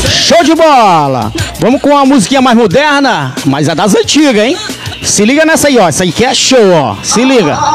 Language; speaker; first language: Portuguese; native; Portuguese